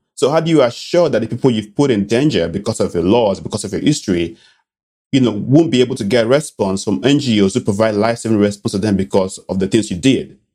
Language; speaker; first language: English; non-native, local second language; Bini